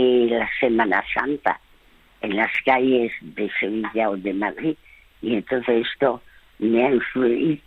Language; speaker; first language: Spanish; early bilingual, other home language; French